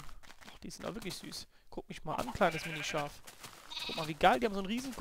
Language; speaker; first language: German; native; German